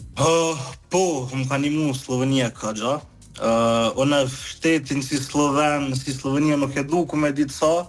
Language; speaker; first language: Albanian; early bilingual, heritage; Albanian